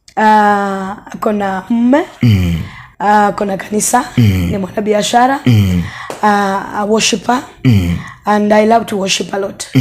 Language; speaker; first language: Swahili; non-native, local second language; Luo (Kenya and Tanzania)